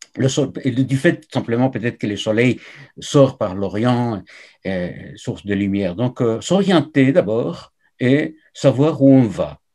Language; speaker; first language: French; non-native, fluent; Spanish